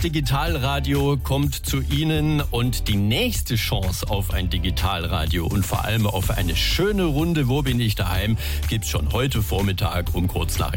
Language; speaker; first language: German; native; German